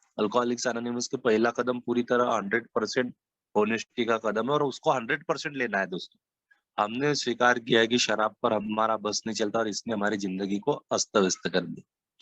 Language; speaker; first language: Hindi; non-native, local second language; Marathi